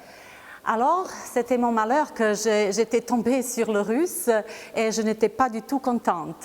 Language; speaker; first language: French; non-native, fluent; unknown